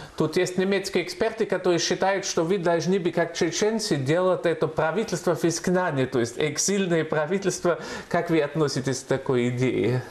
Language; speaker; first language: Russian; non-native, fluent; German